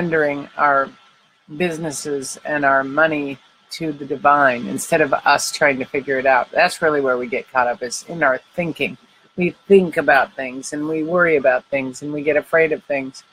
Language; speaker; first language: English; native; English